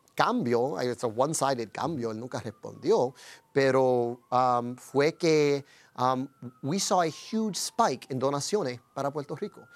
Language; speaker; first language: Spanish; early bilingual, heritage; Spanish